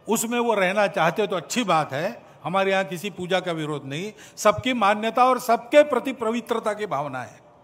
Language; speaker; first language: Hindi; non-native, local second language; Marathi